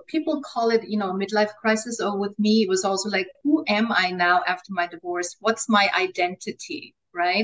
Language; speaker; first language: English; non-native, fluent; German